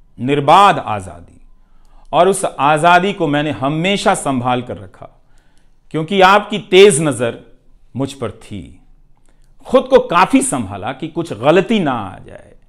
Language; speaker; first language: Hindi; non-native, local second language; Bhojpuri